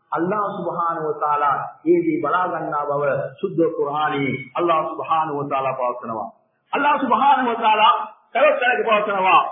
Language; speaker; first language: Sinhala; non-native, local second language; Tamil